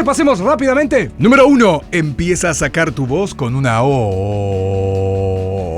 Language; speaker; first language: Spanish; native; Spanish